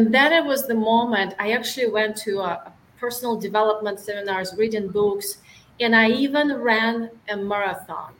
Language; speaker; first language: English; non-native, fluent; Russian